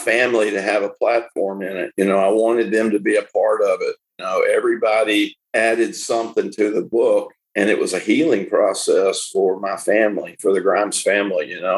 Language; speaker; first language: English; native; English